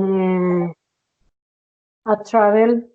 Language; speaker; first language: English; non-native, learner; Spanish